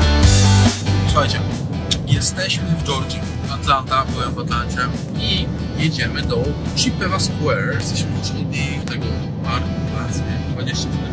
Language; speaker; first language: Polish; native; Polish